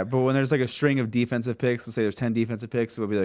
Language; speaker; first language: English; native; English